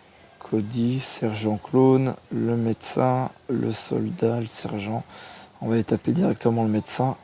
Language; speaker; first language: French; native; French